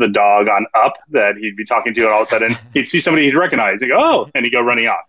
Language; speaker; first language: English; native; English